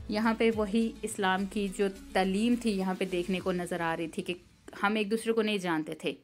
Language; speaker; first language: Urdu; native; Urdu